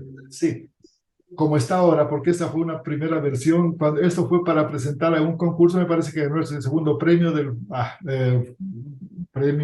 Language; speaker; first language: Spanish; native; Spanish